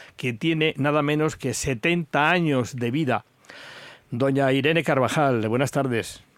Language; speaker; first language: Spanish; native; Spanish